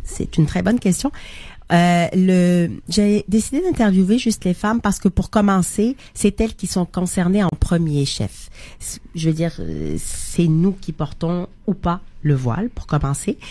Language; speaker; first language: French; non-native, local second language; Arabic